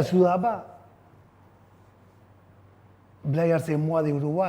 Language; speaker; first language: Indonesian; non-native, fluent; Spanish